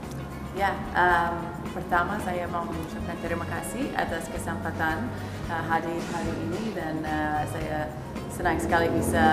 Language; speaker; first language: Indonesian; non-native, fluent; English